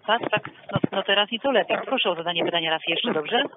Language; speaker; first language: Polish; native; Polish